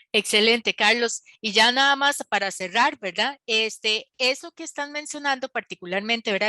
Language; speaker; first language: Spanish; native; Spanish